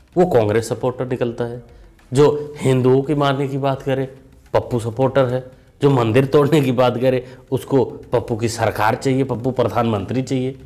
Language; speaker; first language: Hindi; native; Hindi